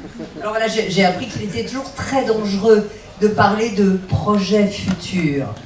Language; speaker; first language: French; native; French